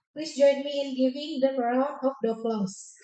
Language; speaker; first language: English; non-native, fluent; Indonesian